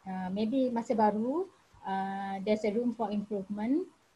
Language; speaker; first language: English; non-native, local second language; Malay